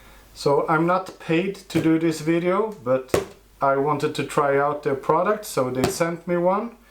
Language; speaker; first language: English; non-native, fluent; Swedish